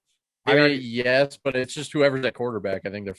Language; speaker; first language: English; native; English